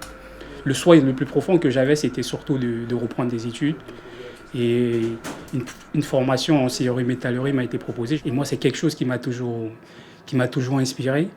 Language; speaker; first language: French; non-native, fluent; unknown